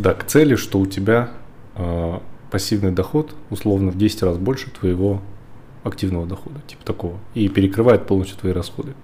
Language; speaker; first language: Russian; native; Russian